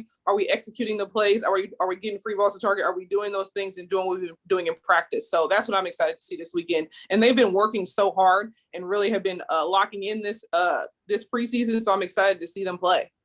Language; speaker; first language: English; native; English